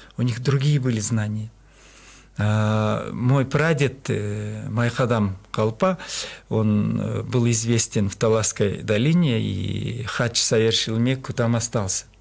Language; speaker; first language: Russian; non-native, local second language; Kyrgyz